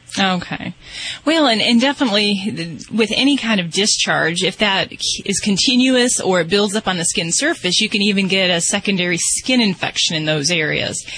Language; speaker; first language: English; native; English